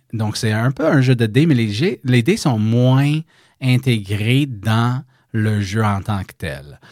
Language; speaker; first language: French; native; French